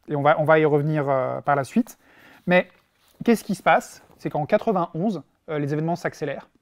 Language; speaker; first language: French; native; French